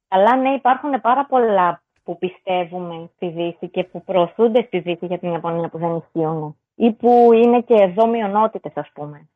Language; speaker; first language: Greek; native; Greek